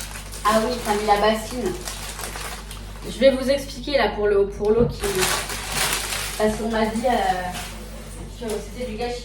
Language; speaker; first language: French; native; French